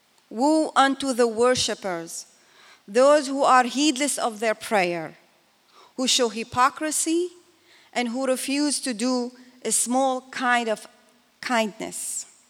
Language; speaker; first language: English; non-native, fluent; Arabic